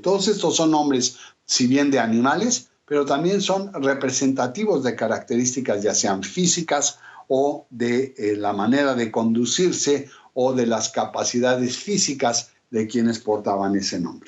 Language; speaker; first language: Spanish; native; Spanish